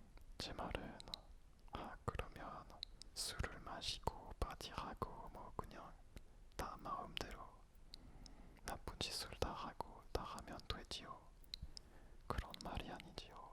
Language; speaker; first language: Korean; non-native, fluent; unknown